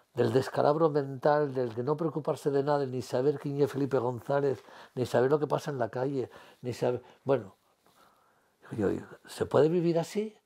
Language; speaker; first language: Spanish; native; Spanish